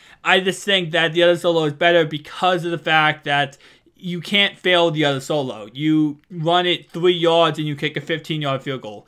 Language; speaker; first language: English; native; English